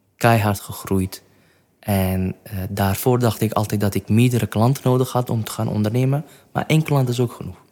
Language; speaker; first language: Dutch; non-native, fluent; Arabic